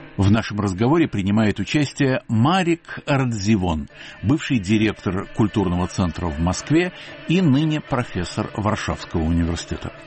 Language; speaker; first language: Russian; native; Russian